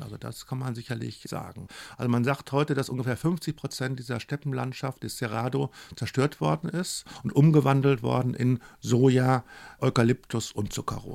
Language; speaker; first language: German; native; German